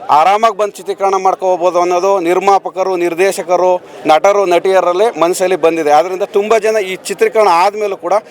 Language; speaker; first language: Kannada; native; Kannada